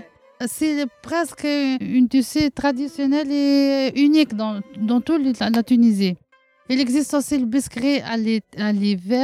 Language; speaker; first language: French; non-native, learner; Arabic